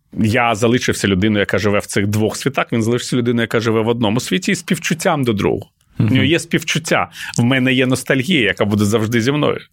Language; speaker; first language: Ukrainian; non-native, local second language; Russian